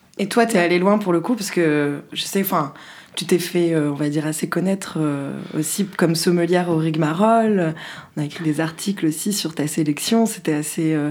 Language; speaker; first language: French; native; French